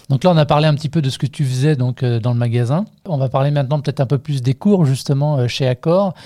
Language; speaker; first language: French; native; French